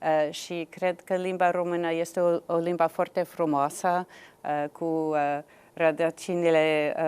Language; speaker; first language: Romanian; non-native, fluent; English